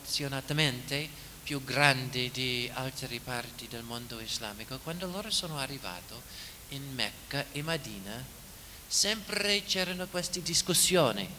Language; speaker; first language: Italian; non-native, fluent; English